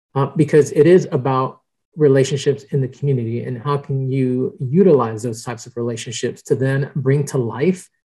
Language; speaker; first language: English; early bilingual, other home language; Spanish